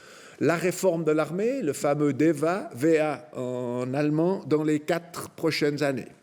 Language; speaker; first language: French; native; French